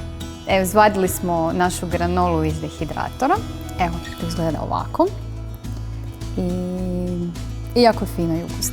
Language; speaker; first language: Croatian; native; Croatian